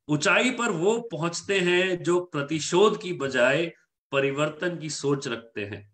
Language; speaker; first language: Hindi; native; Hindi